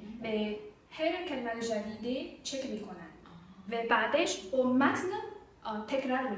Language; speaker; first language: Persian; non-native, learner; Chinese